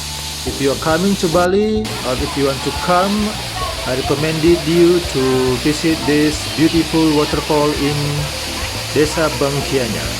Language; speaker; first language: English; non-native, local second language; Indonesian